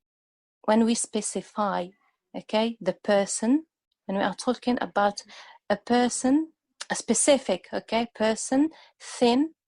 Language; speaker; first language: English; non-native, fluent; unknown